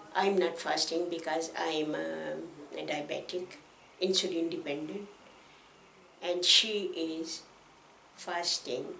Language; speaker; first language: English; non-native, local second language; Pashto